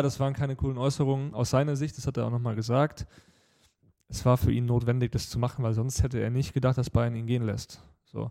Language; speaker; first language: German; native; German